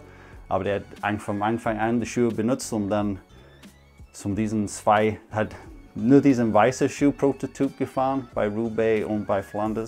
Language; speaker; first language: German; non-native, fluent; English